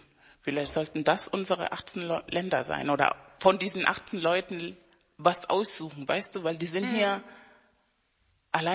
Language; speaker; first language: German; non-native, fluent; Spanish